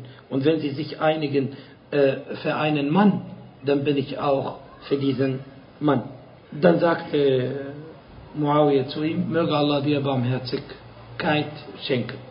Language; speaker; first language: German; non-native, fluent; Arabic